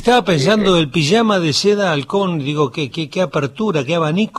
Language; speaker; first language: Spanish; native; Spanish